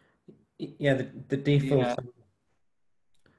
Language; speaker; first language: English; native; English